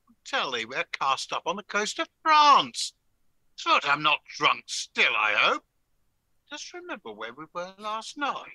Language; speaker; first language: English; native; English